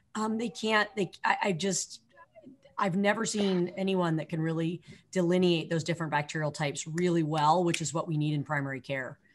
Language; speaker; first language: English; native; English